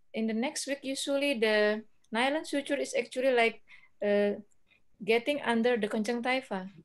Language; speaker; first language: English; non-native, fluent; Indonesian